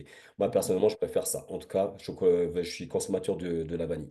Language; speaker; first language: French; native; French